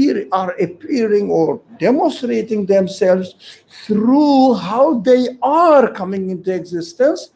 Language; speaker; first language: English; non-native, fluent; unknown